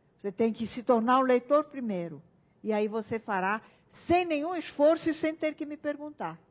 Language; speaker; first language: Portuguese; early bilingual, other home language; Italian